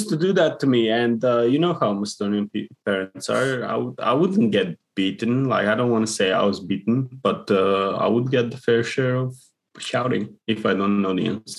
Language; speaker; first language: English; non-native, fluent; Macedonian